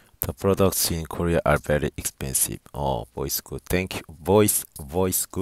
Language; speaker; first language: English; non-native, learner; Korean